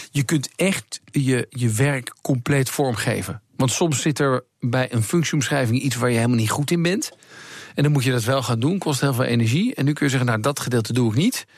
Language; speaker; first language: Dutch; native; Dutch